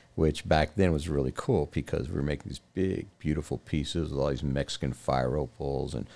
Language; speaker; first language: English; native; English